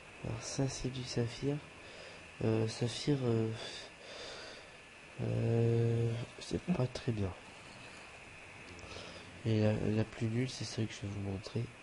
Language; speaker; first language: French; native; French